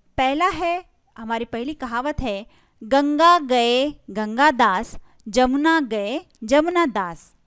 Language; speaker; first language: Hindi; non-native, local second language; Marathi